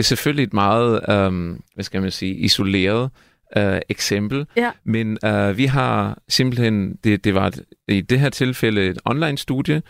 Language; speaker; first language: Danish; non-native, fluent; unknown